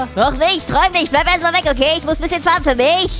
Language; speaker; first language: German; native; German